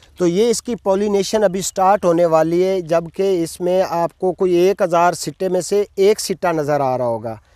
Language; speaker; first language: Urdu; non-native, local second language; Punjabi